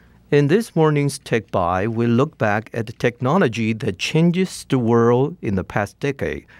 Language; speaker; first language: English; non-native, fluent; Chinese